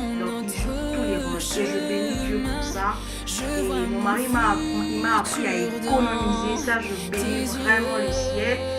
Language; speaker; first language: French; non-native, local second language; Lingala